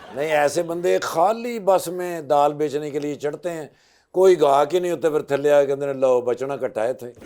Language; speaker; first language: Urdu; non-native, local second language; Punjabi